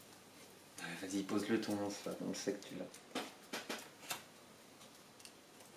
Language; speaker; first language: French; native; French